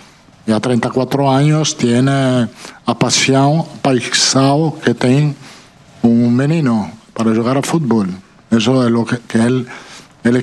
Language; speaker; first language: Spanish; non-native, fluent; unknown